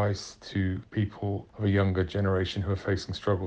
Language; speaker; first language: English; native; English